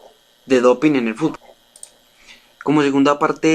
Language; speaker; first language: Spanish; native; Spanish